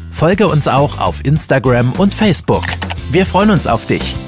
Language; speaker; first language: German; native; German